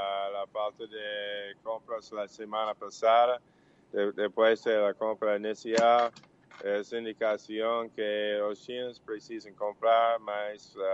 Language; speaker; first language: Portuguese; non-native, learner; English